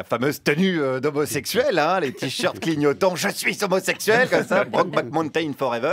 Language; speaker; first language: French; native; French